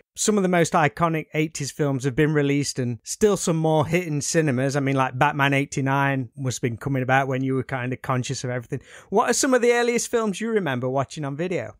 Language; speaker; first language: English; native; English